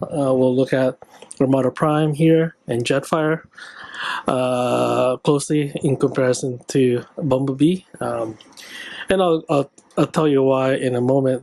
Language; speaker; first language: English; native; English